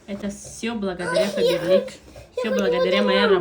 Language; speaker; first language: Russian; non-native, local second language; Tajik